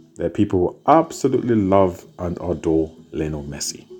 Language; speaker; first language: English; native; English